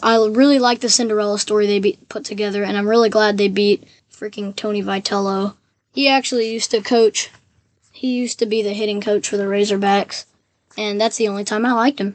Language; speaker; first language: English; native; English